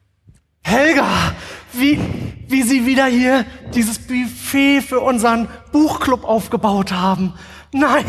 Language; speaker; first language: German; native; German